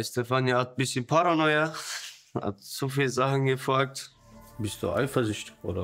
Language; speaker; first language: German; non-native, learner; Turkish